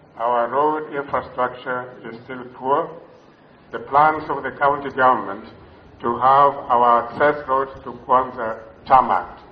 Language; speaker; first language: English; non-native, local second language; Luyia